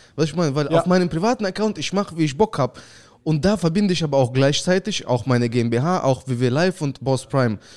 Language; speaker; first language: German; early bilingual, other home language; Russian